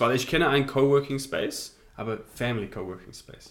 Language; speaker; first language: German; non-native, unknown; English